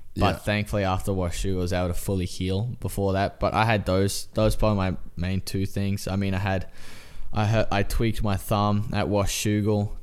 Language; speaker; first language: English; native; English